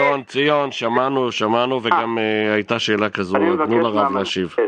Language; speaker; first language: Hebrew; native; Hebrew